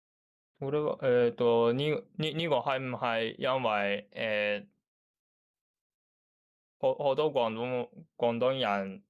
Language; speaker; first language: Chinese; non-native, learner; Japanese